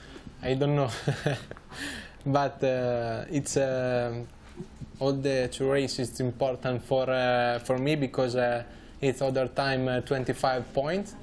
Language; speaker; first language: English; non-native, learner; Italian